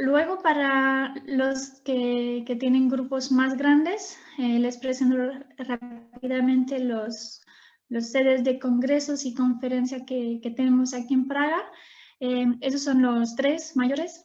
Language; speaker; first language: Spanish; non-native, fluent; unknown